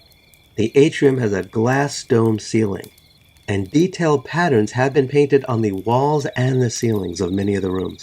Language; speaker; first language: English; native; English